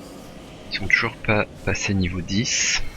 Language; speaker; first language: French; native; French